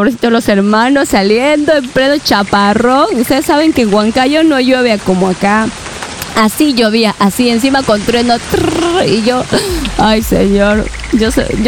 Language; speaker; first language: Spanish; native; Spanish